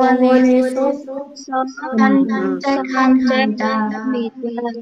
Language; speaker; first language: Korean; non-native, learner; Indonesian